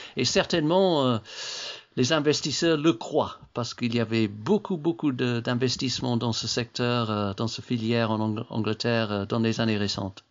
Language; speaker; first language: French; non-native, fluent; English